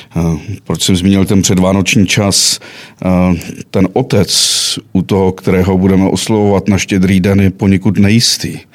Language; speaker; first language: Czech; native; Czech